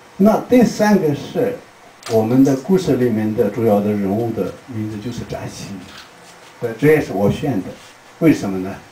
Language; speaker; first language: Chinese; non-native, local second language; Tibetan